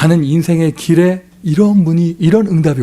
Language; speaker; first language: Korean; native; Korean